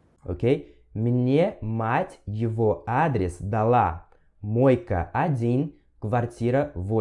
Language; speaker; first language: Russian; non-native, fluent; Portuguese